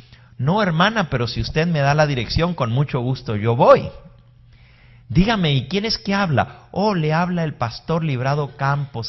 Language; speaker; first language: Spanish; native; Spanish